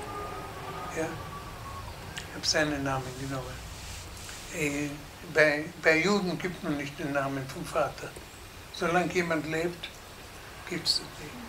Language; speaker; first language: German; native; German